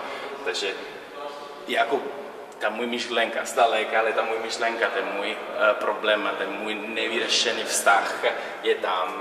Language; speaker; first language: Czech; non-native, learner; Italian